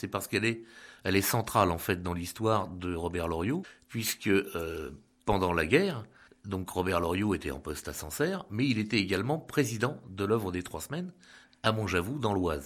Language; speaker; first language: French; native; French